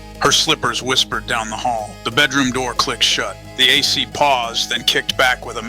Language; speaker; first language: English; native; English